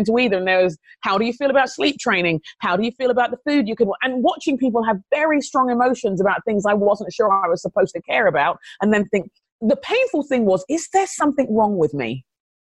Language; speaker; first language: English; native; English